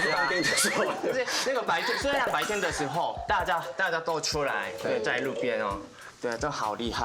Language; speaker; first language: Chinese; non-native, fluent; Korean